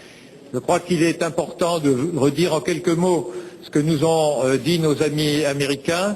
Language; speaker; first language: French; native; French